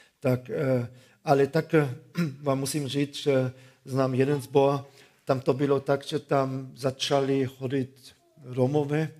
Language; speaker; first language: Czech; non-native, fluent; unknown